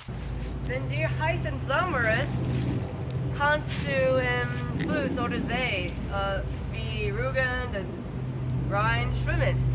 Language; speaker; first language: German; non-native, learner; English